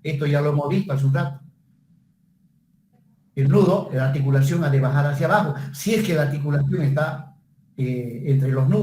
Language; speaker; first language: Spanish; native; Spanish